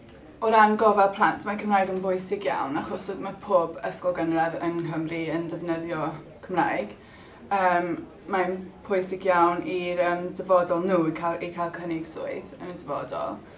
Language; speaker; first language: Welsh; non-native, local second language; English